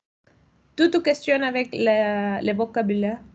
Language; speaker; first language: French; non-native, fluent; Spanish